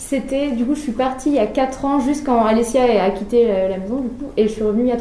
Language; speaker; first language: French; non-native, learner; German